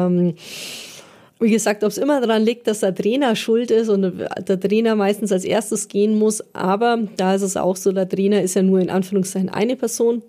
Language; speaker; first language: German; native; German